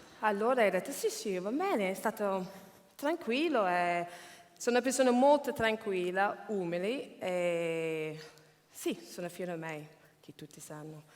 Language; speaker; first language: Italian; non-native, fluent; English